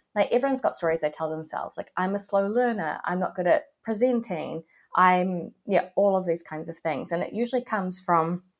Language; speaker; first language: English; native; English